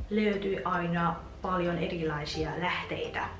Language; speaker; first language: Finnish; non-native, fluent; Vietnamese